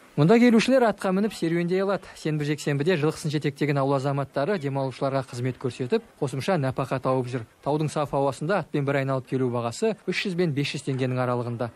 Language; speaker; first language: Kazakh; native; Kazakh